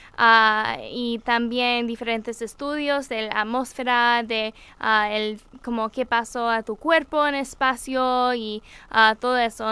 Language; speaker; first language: Spanish; non-native, learner; English